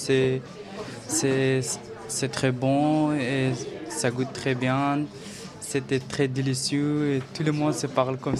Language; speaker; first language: French; non-native, learner; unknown